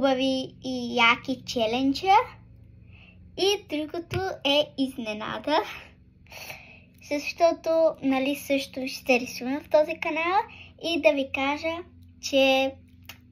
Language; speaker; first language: Bulgarian; early bilingual, heritage; Bulgarian